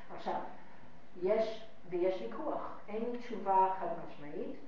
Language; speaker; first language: Hebrew; non-native, fluent; English